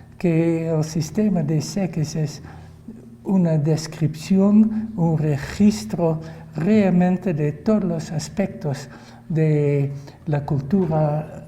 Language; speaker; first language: Spanish; non-native, fluent; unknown